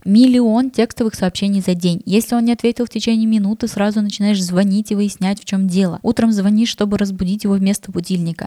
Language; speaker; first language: Russian; native; Russian